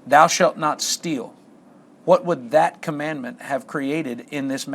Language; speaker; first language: English; native; English